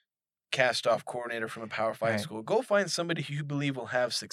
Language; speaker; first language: English; native; English